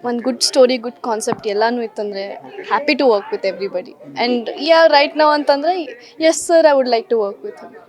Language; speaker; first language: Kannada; early bilingual, heritage; Kannada